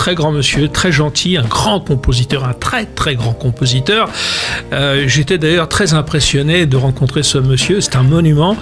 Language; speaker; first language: French; native; French